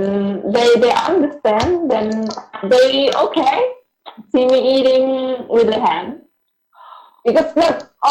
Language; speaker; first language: English; non-native, learner; Indonesian